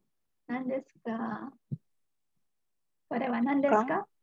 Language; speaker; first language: Japanese; non-native, fluent; Indonesian